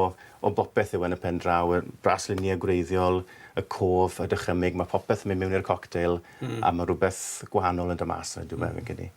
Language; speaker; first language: Welsh; native; Welsh